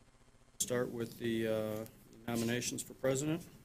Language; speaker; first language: English; native; English